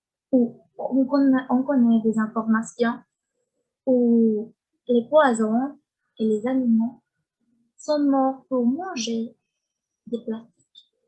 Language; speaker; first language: French; non-native, learner; Spanish